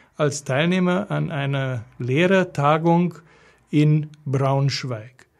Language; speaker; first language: German; non-native, fluent; Romanian